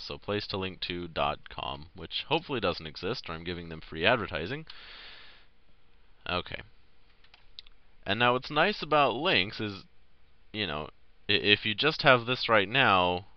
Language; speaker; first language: English; native; English